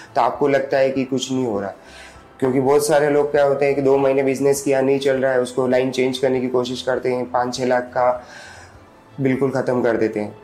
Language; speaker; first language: Hindi; native; Hindi